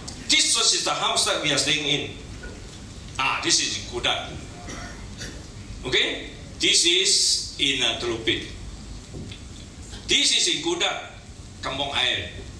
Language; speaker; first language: English; non-native, local second language; Chinese